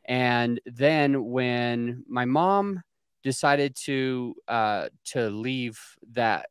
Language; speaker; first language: English; native; English